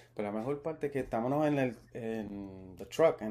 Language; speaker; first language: Spanish; early bilingual, heritage; Spanish